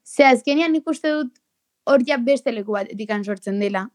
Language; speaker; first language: Basque; native; Basque